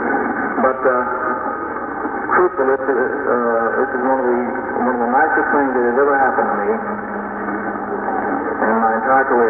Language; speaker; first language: English; native; English